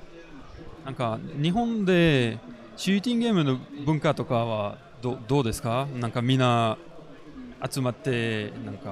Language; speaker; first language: Japanese; non-native, fluent; French